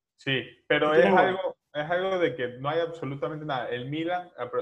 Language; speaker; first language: Spanish; native; Spanish